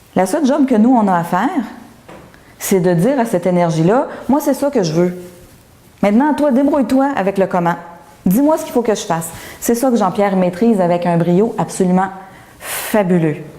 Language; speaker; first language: French; native; French